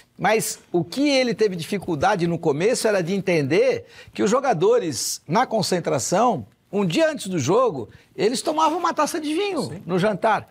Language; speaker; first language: Portuguese; native; Portuguese